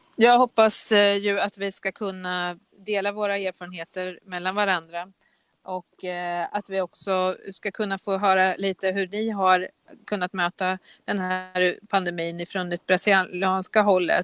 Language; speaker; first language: Swedish; native; Swedish